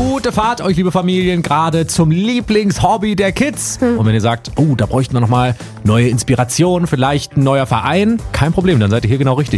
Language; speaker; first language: German; native; German